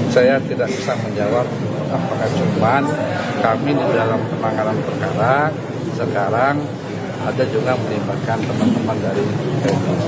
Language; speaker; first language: Indonesian; native; Indonesian